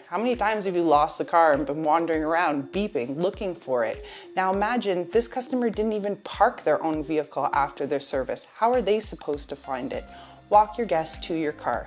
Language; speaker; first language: English; native; English